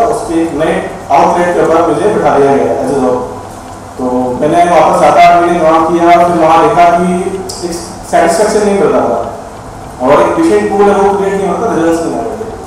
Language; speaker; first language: Hindi; native; Hindi